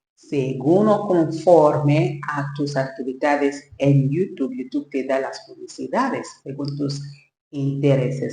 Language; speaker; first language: Spanish; non-native, learner; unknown